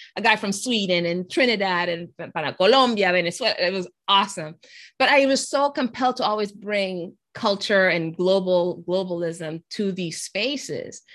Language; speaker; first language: English; early bilingual, other home language; Spanish